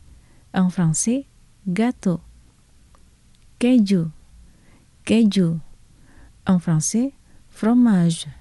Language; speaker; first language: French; non-native, fluent; Indonesian